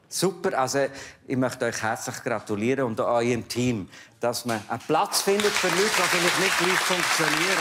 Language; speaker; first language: German; native; German